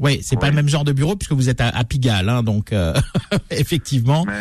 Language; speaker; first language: French; native; French